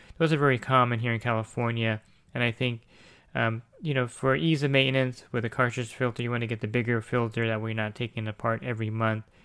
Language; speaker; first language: English; native; English